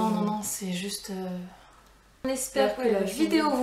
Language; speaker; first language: French; native; French